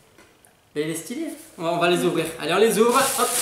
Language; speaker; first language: French; native; French